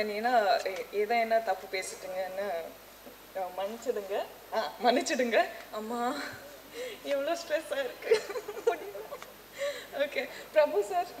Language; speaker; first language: Tamil; non-native, learner; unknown